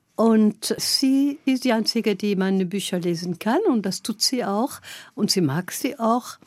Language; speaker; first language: German; non-native, fluent; French